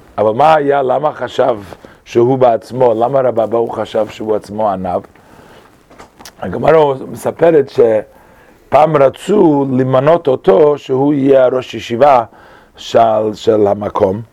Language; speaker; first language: Hebrew; non-native, fluent; English